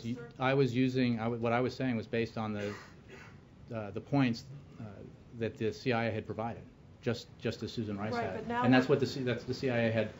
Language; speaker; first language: English; native; English